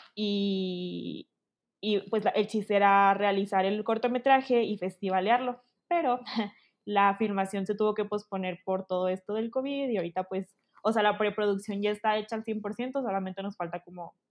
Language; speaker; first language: Spanish; native; Spanish